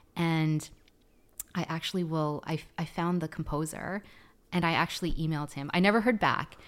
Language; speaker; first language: English; non-native, fluent; Filipino